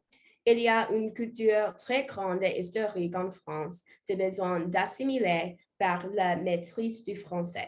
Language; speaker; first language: French; non-native, learner; English